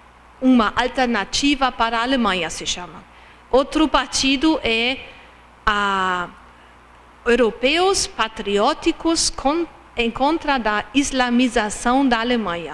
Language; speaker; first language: Portuguese; non-native, fluent; German